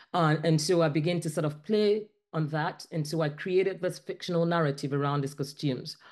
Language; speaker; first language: English; non-native, local second language; Ibibio